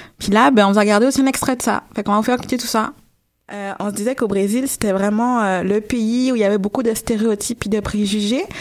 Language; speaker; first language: French; native; French